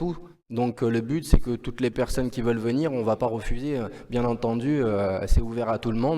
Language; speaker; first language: French; native; French